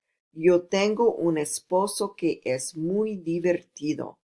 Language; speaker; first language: Spanish; non-native, fluent; English